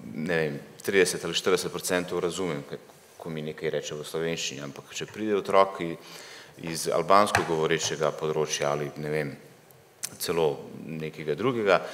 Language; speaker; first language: Slovenian; early bilingual, other home language; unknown